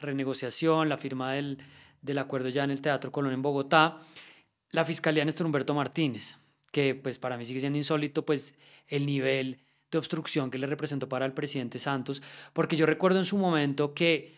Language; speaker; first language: Spanish; native; Spanish